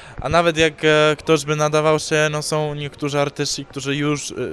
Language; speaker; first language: Polish; early bilingual, heritage; English